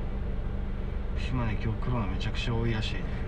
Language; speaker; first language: Japanese; native; Japanese